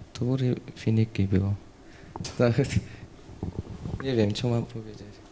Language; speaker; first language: Polish; non-native, learner; Korean